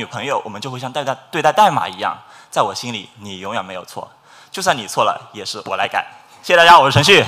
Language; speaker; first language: Chinese; native; Chinese